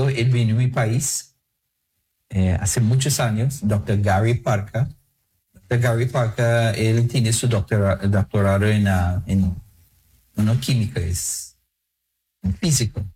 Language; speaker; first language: Spanish; non-native, fluent; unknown